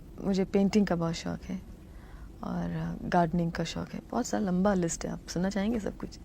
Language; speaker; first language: Hindi; non-native, local second language; Tamil